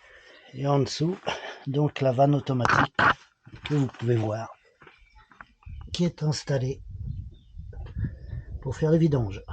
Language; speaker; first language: French; native; French